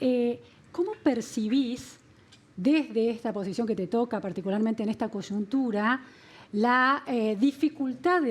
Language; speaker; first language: Spanish; native; Spanish